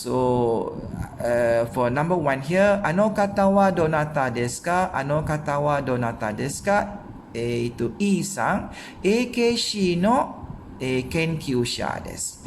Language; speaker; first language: Japanese; non-native, fluent; Malay